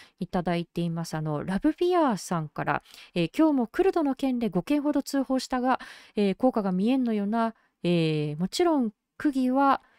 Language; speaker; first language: Japanese; native; Japanese